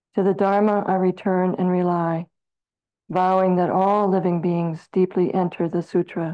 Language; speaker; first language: English; native; English